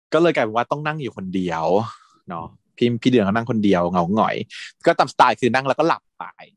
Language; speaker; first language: Thai; native; Thai